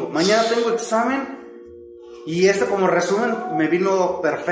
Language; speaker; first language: Spanish; native; Spanish